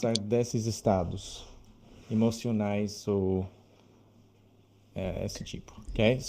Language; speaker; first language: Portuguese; non-native, fluent; English